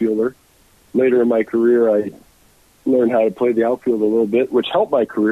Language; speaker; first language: English; native; English